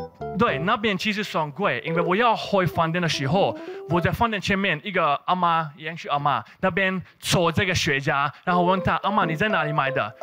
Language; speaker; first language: Chinese; non-native, fluent; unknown